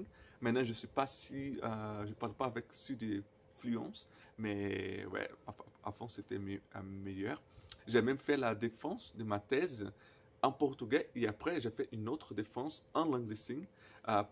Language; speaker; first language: French; non-native, fluent; Portuguese